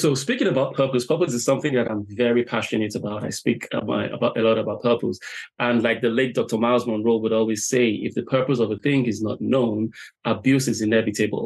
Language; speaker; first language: English; non-native, local second language; Yoruba